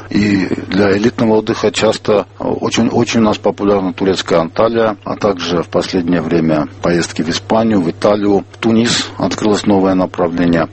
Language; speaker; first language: Russian; non-native, local second language; Armenian